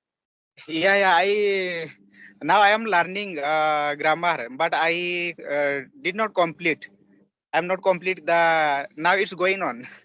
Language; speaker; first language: English; non-native, learner; Odia